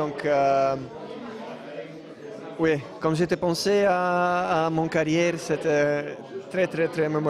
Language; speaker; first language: French; non-native, learner; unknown